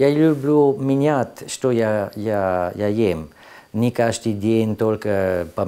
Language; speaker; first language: Russian; non-native, learner; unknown